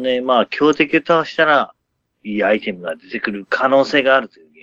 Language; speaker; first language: Japanese; native; Japanese